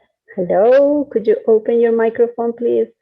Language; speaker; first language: English; non-native, fluent; Spanish